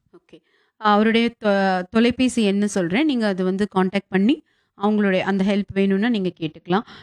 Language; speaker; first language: Tamil; native; Tamil